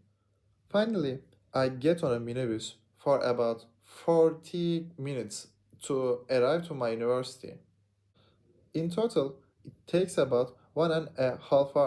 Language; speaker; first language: English; non-native, learner; Turkish